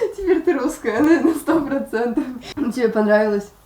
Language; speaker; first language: Russian; native; Russian